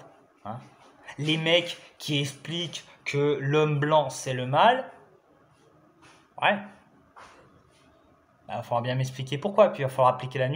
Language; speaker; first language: French; native; French